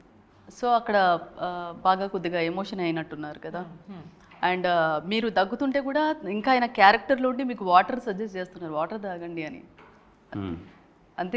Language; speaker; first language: Telugu; native; Telugu